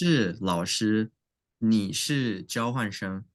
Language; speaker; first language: Chinese; non-native, learner; English